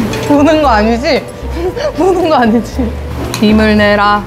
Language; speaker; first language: Korean; native; Korean